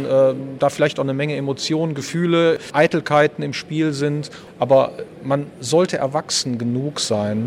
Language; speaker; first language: German; native; German